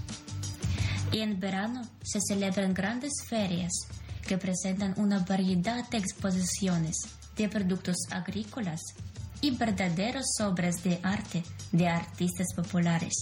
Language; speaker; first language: Spanish; non-native, fluent; Ukrainian